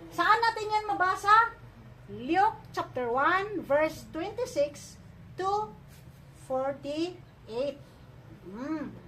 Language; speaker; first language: English; non-native, local second language; Filipino